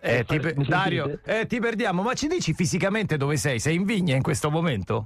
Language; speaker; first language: Italian; native; Italian